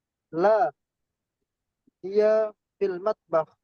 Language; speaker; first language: Arabic; non-native, learner; Indonesian